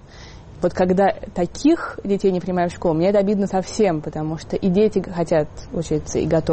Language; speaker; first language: Russian; native; Russian